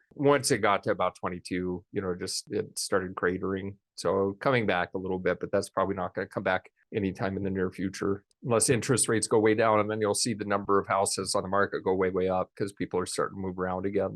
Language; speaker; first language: English; native; English